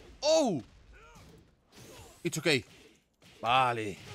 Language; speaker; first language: English; non-native, learner; Spanish